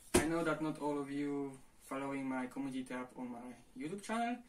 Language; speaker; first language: English; non-native, fluent; Polish